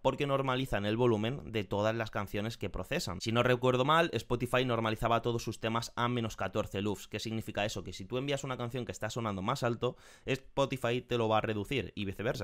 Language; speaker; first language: Spanish; native; Spanish